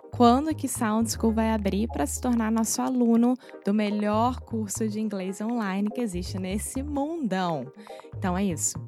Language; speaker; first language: Portuguese; native; Portuguese